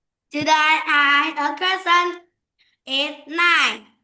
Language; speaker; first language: English; non-native, learner; Vietnamese